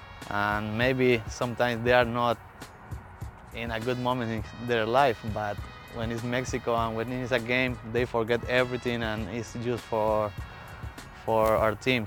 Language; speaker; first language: English; non-native, fluent; Spanish